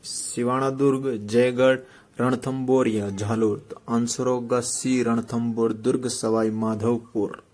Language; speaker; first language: Hindi; native; Hindi